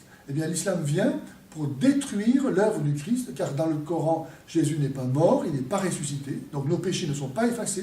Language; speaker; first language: French; native; French